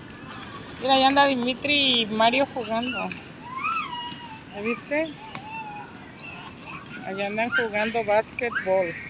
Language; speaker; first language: Spanish; native; Spanish